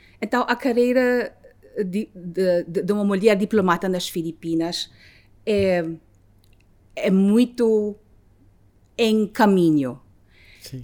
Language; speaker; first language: Portuguese; non-native, learner; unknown